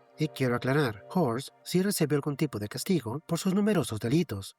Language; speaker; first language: Spanish; native; Spanish